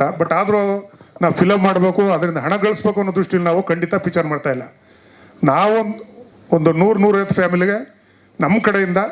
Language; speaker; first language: Kannada; native; Kannada